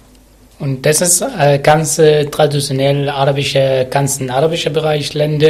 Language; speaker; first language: German; non-native, local second language; Arabic